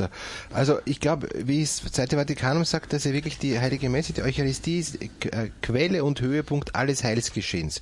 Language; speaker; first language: German; native; German